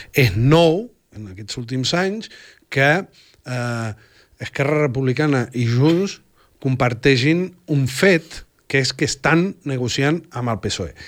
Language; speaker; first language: Catalan; native; Catalan